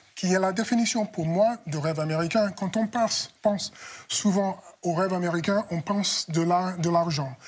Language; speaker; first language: French; non-native, fluent; English